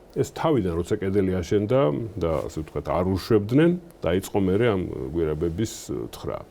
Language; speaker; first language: Georgian; native; Georgian